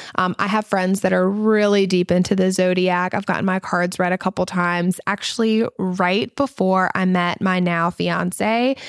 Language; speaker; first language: English; native; English